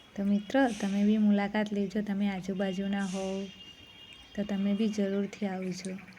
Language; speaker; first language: Gujarati; native; Gujarati